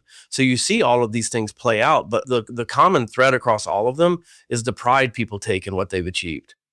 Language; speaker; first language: English; native; English